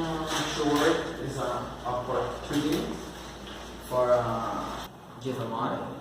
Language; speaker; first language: English; non-native, learner; Portuguese